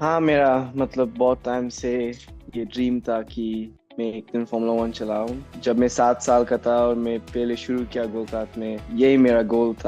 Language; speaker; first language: Hindi; non-native, local second language; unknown